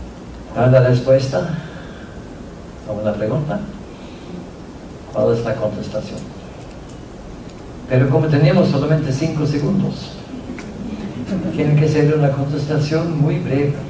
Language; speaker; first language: Spanish; non-native, fluent; Norwegian